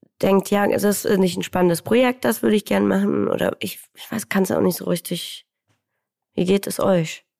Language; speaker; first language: German; native; German